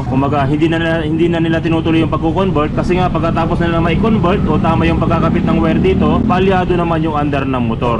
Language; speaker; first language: Filipino; non-native, local second language; Pangasinan